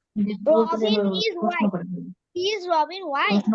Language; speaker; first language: English; non-native, learner; Bangla